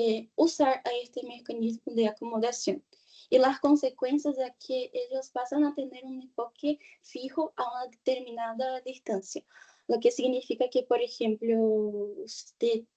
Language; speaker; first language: Spanish; non-native, fluent; Portuguese